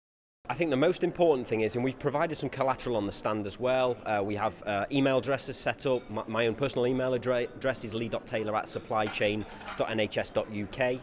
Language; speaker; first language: English; native; English